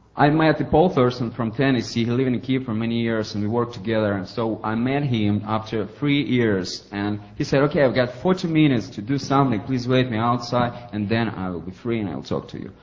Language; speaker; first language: English; non-native, fluent; Ukrainian